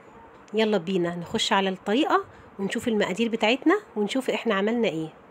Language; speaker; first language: Arabic; native; Arabic